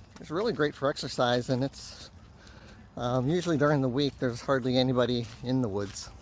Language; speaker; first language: English; native; English